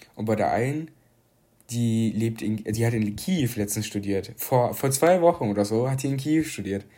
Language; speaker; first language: German; early bilingual, other home language; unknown